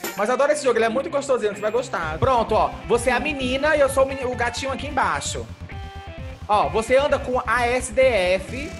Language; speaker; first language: Portuguese; native; Portuguese